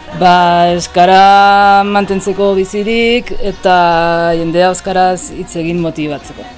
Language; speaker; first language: Basque; non-native, learner; Catalan